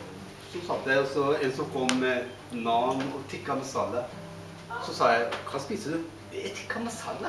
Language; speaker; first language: Norwegian; non-native, fluent; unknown